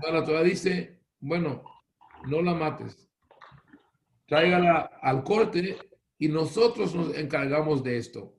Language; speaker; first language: Spanish; non-native, fluent; Hebrew